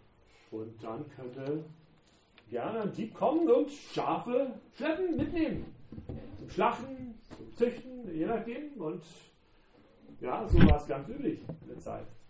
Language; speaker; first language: German; non-native, fluent; English